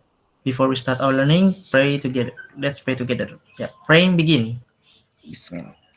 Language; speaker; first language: English; non-native, local second language; Indonesian